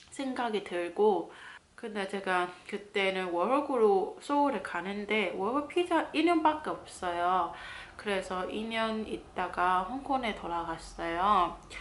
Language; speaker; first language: Korean; non-native, fluent; Cantonese